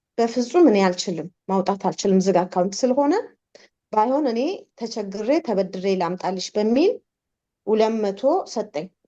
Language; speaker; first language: Amharic; native; Amharic